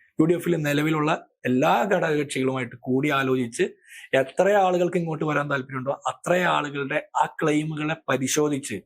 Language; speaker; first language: Malayalam; native; Malayalam